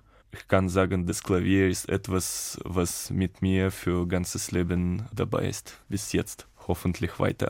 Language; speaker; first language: German; non-native, fluent; Russian